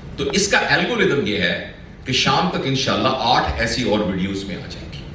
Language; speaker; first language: Urdu; non-native, local second language; Punjabi